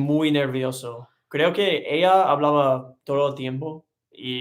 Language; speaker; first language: Spanish; non-native, learner; English